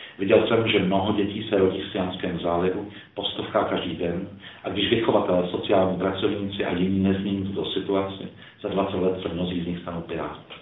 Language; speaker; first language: Czech; early bilingual, other home language; Croatian